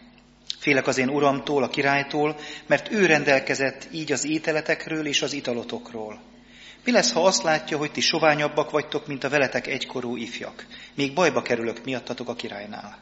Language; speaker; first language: Hungarian; native; Hungarian